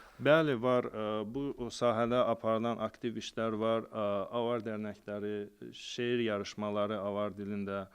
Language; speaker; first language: Azerbaijani; non-native, local second language; Avaric